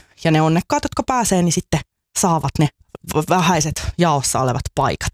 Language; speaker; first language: Finnish; native; Finnish